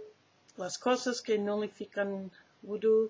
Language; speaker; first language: Spanish; non-native, learner; English